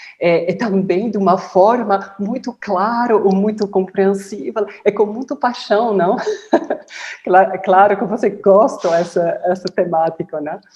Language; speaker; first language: Portuguese; non-native, fluent; Dutch